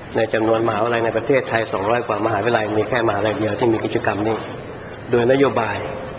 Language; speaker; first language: Thai; non-native, local second language; Pattani Malay